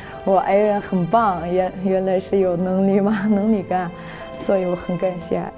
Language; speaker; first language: Chinese; non-native, local second language; Uyghur